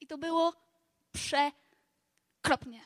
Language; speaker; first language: Polish; non-native, learner; English